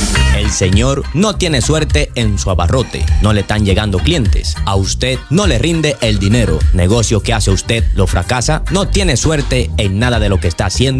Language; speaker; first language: Spanish; native; Spanish